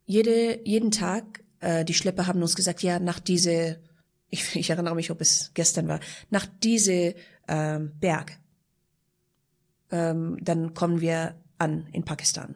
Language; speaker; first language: German; non-native, fluent; Persian